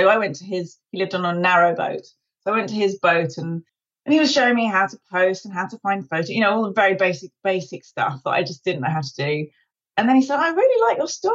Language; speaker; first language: English; native; English